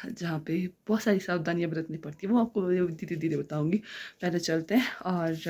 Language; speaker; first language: Hindi; non-native, local second language; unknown